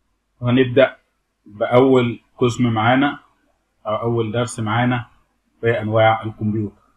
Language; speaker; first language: Arabic; native; Arabic